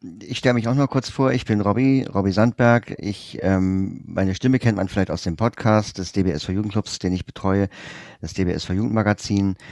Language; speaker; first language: German; native; German